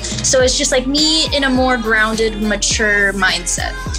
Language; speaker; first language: English; early bilingual, other home language; Spanish